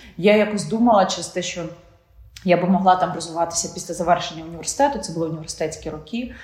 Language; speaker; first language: Ukrainian; non-native, local second language; Russian